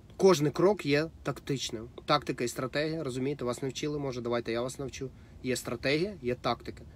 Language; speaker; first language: Ukrainian; non-native, local second language; Russian